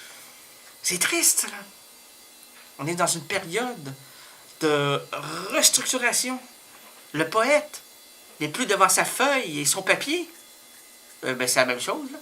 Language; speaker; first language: French; native; French